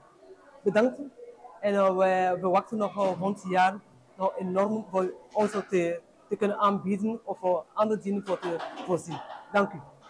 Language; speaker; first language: Dutch; non-native, learner; French